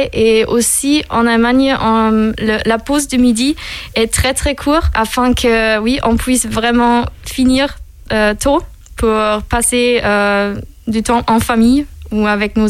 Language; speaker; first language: French; non-native, fluent; German